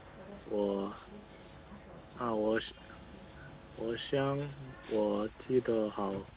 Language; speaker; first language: Chinese; non-native, learner; Korean